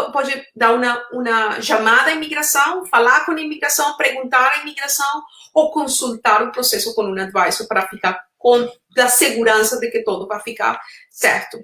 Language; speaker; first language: Portuguese; non-native, fluent; Spanish